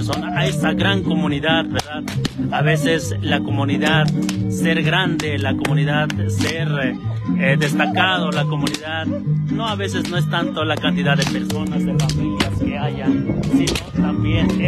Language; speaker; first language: Spanish; native; Spanish